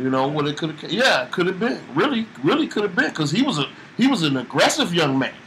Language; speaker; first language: English; native; English